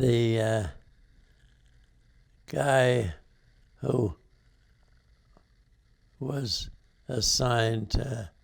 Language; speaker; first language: English; native; English